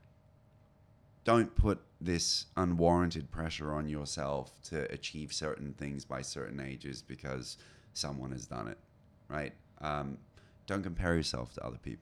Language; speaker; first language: English; native; English